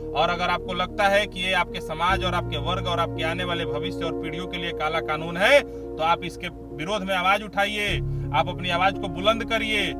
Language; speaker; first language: Hindi; native; Hindi